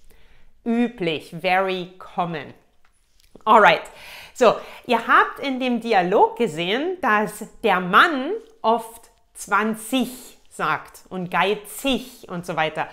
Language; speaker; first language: German; native; German